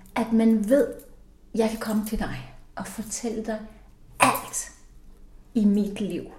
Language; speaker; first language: Danish; early bilingual, heritage; Icelandic